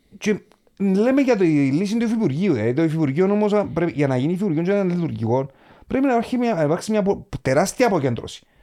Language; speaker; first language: Greek; native; Greek